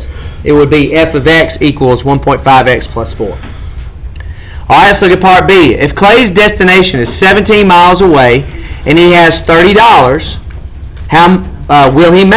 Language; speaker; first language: English; native; English